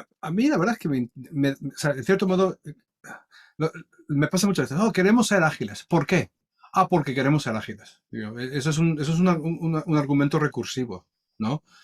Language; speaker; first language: Spanish; native; Spanish